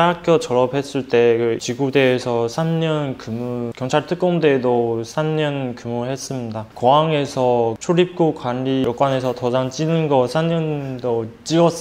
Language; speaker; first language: Korean; non-native, fluent; Chinese